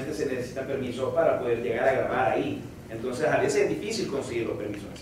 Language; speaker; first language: Spanish; native; Spanish